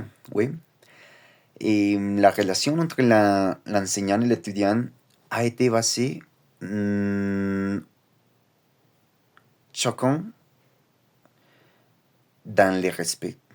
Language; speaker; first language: French; non-native, learner; Spanish